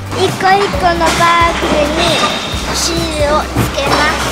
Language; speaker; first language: Japanese; early bilingual, heritage; Japanese